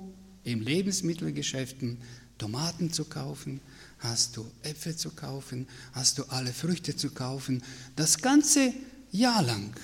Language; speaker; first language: German; non-native, fluent; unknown